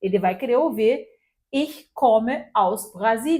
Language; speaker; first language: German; non-native, fluent; Portuguese